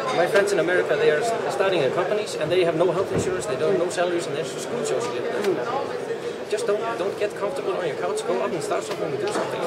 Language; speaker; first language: English; non-native, fluent; Icelandic